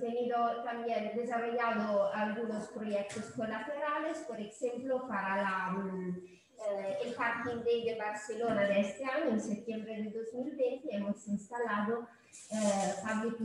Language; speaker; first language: Spanish; non-native, fluent; Italian